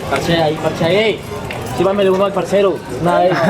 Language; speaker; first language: Spanish; native; Spanish